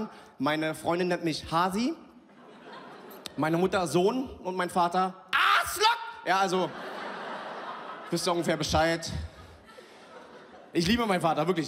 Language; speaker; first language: German; early bilingual, other home language; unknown